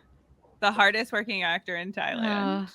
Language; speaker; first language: English; native; English